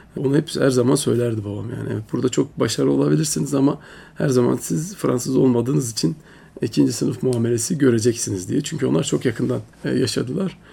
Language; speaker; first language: Turkish; early bilingual, heritage; Turkish